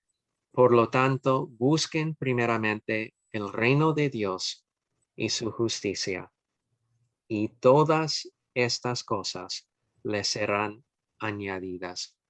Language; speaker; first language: Spanish; non-native, fluent; English